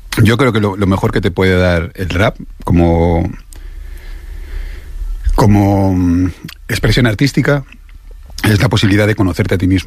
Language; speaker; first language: Spanish; native; Spanish